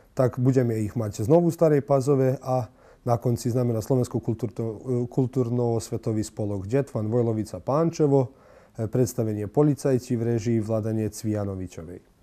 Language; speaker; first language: Slovak; native; Slovak